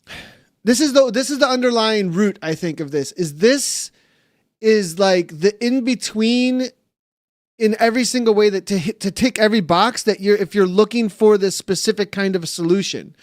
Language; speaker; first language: English; native; English